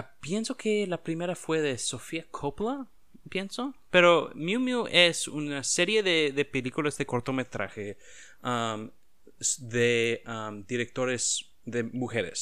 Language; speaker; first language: Spanish; non-native, learner; English